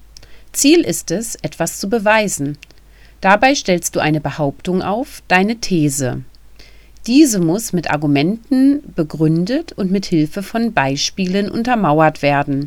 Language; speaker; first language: German; native; German